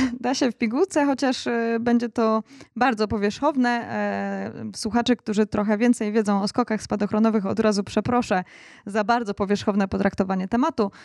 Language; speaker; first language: Polish; native; Polish